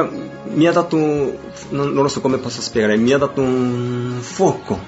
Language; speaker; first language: Italian; non-native, fluent; Korean